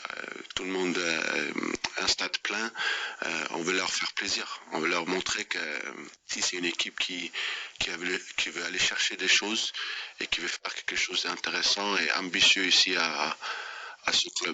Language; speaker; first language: French; non-native, fluent; Danish